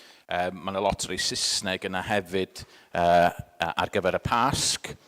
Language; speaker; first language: Welsh; native; Welsh